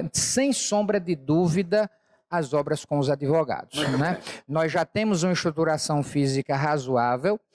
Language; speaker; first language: Portuguese; native; Portuguese